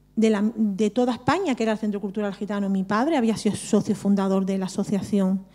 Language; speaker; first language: Spanish; native; Spanish